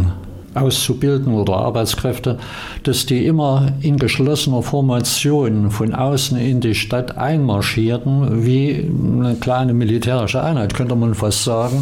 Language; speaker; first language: German; native; German